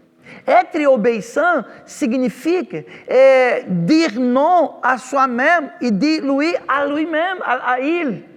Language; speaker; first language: French; non-native, fluent; Portuguese